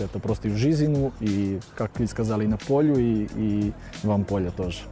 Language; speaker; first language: Russian; non-native, learner; Serbian